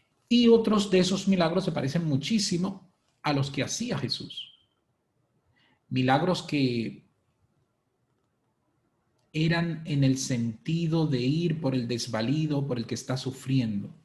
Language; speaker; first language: Spanish; native; Spanish